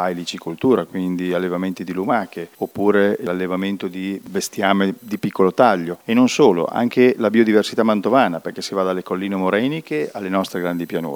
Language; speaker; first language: Italian; native; Italian